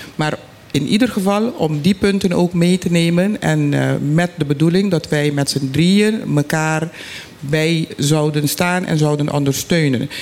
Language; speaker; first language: Dutch; non-native, local second language; Papiamento